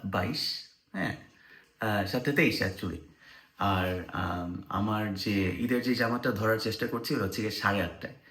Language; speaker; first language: Bangla; native; Bangla